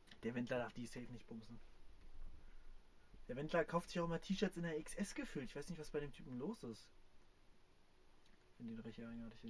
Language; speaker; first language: German; native; German